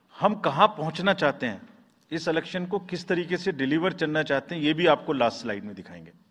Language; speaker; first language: Hindi; native; Hindi